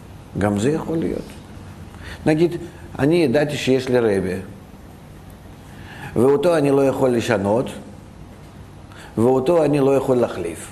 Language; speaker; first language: Hebrew; non-native, fluent; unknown